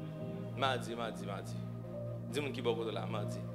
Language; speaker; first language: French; non-native, local second language; Haitian Creole